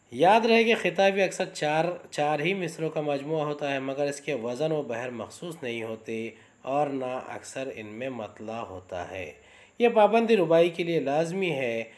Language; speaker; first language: Urdu; native; Urdu